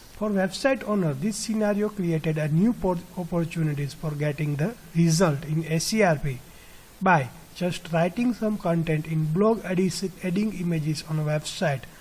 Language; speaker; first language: English; non-native, local second language; Gujarati